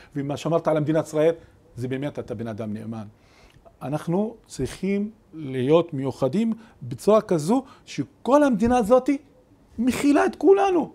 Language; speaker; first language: Hebrew; non-native, local second language; Arabic